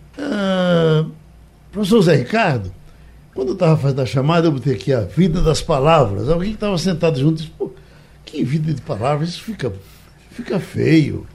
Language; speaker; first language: Portuguese; native; Portuguese